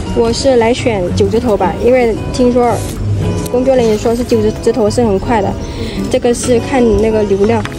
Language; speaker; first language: Chinese; non-native, fluent; Lao